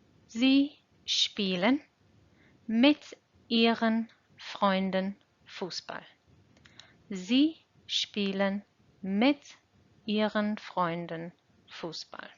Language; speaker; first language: German; non-native, fluent; English